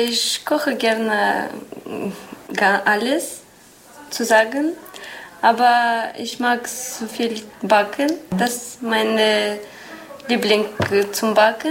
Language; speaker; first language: German; non-native, learner; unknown